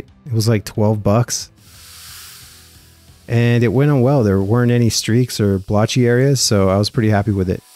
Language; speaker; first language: English; native; English